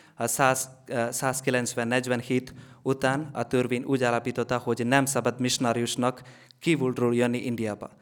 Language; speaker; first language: Hungarian; non-native, learner; Malayalam